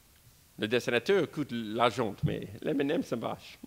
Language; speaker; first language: French; non-native, fluent; English